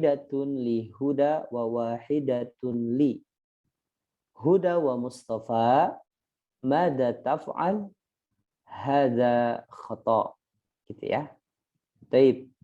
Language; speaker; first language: Arabic; non-native, fluent; Indonesian